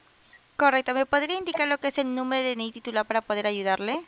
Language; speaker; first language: Spanish; native; Spanish